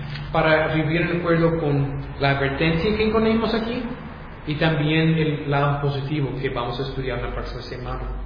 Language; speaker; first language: Spanish; non-native, fluent; English